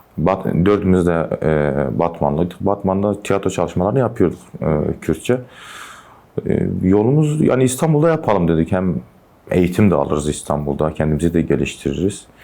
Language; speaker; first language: Turkish; non-native, local second language; Kurdish